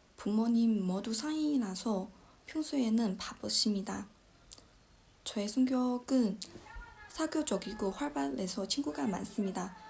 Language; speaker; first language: Korean; non-native, fluent; Chinese